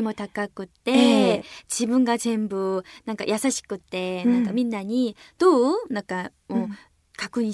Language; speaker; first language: Japanese; non-native, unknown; Korean